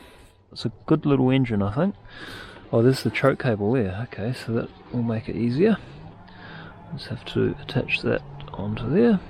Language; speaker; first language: English; native; English